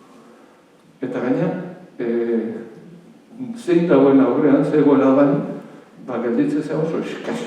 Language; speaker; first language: Basque; native; Basque